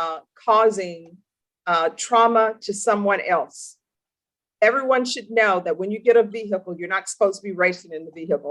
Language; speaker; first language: English; native; English